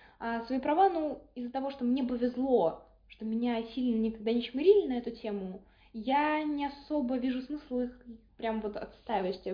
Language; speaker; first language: Russian; native; Russian